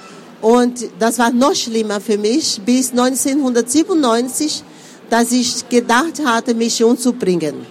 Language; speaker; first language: German; non-native, fluent; Portuguese